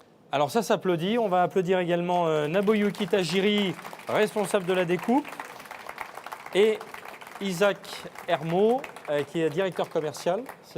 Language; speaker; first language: French; native; French